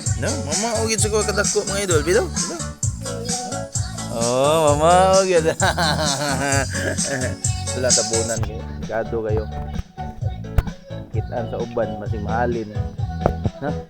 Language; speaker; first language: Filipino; non-native, local second language; Cebuano